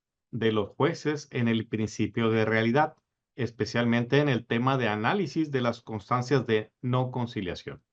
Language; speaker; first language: Spanish; native; Spanish